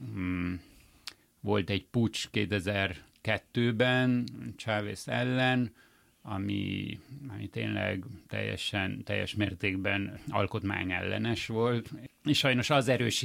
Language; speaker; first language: Hungarian; early bilingual, heritage; Hungarian